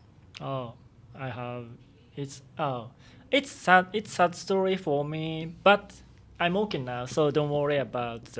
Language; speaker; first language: English; non-native, learner; Japanese